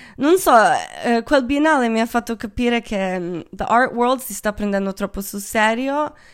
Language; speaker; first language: Italian; non-native, fluent; Croatian